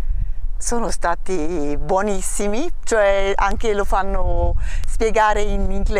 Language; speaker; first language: Italian; non-native, fluent; German